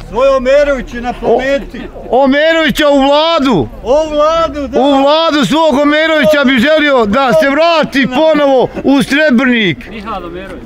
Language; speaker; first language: Croatian; native; Croatian